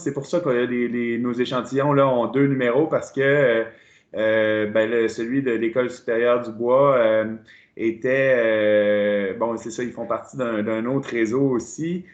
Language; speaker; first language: French; native; French